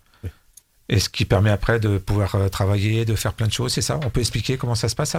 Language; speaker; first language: French; native; French